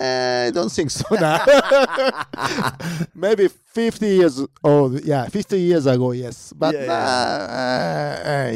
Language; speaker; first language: English; non-native, learner; Japanese